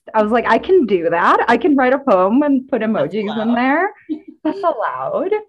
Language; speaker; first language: English; non-native, fluent; Portuguese